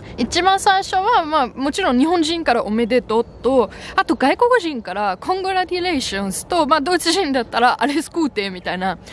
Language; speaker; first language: Japanese; non-native, fluent; German